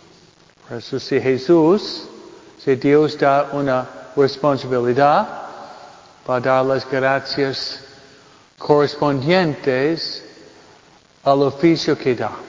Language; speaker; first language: Spanish; non-native, fluent; English